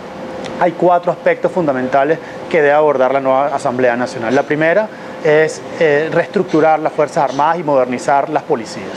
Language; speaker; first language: Spanish; native; Spanish